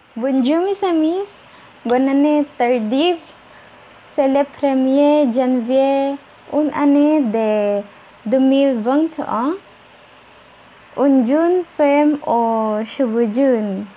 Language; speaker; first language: French; non-native, learner; Filipino